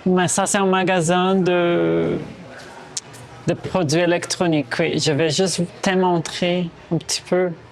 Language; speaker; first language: French; non-native, fluent; Portuguese